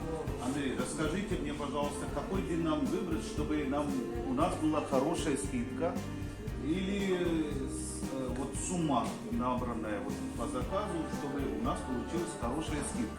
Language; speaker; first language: Russian; non-native, fluent; Hindi